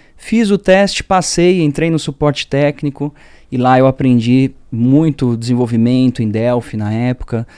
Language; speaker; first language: Portuguese; early bilingual, other home language; French